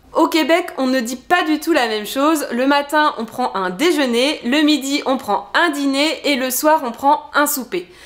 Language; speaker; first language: French; native; French